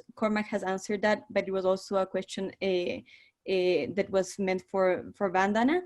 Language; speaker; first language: English; non-native, fluent; Spanish